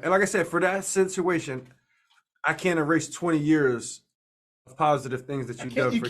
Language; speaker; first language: English; native; English